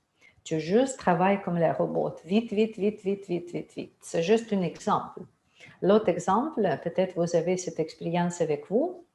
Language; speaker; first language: French; non-native, fluent; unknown